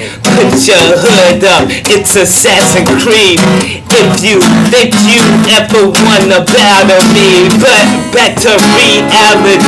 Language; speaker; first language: English; native; English